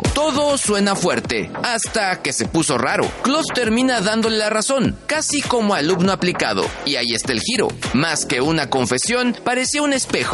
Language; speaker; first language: Spanish; native; Spanish